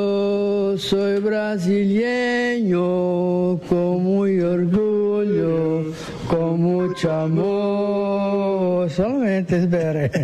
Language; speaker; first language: Spanish; non-native, learner; Portuguese